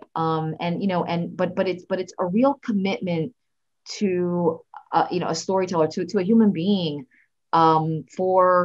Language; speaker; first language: English; native; English